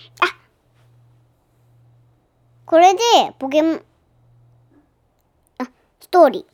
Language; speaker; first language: Japanese; early bilingual, heritage; Japanese